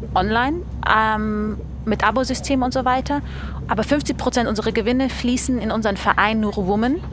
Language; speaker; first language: German; early bilingual, other home language; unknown